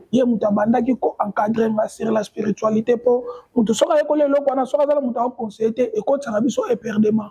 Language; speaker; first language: Lingala; non-native, local second language; Kongo